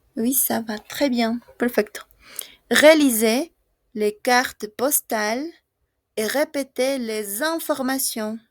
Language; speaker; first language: French; non-native, fluent; Spanish